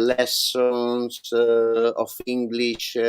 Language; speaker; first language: English; non-native, learner; Italian